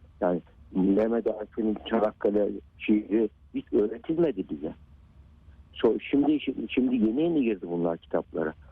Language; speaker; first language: Turkish; native; Turkish